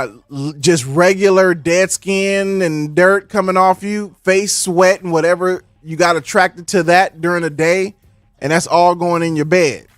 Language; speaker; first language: English; native; English